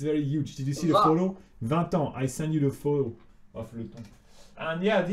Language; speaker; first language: English; non-native, fluent; French